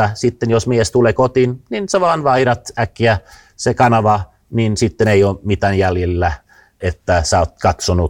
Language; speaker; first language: Finnish; non-native, fluent; Swedish